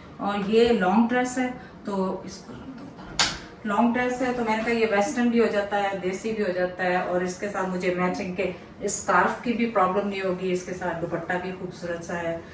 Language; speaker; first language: Urdu; native; Urdu